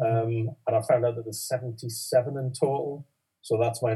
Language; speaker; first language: English; native; English